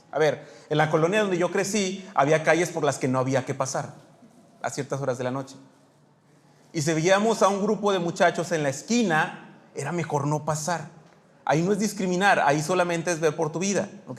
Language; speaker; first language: Spanish; native; Spanish